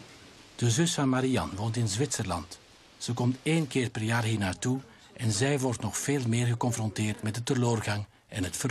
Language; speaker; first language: Dutch; native; Dutch